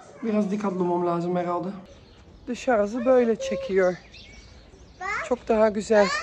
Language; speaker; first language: Turkish; early bilingual, heritage; Dutch